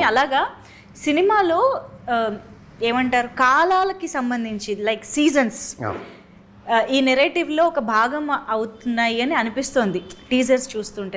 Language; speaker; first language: Telugu; native; Telugu